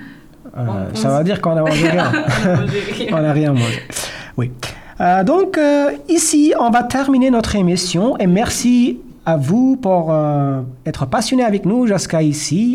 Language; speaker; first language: French; non-native, learner; Persian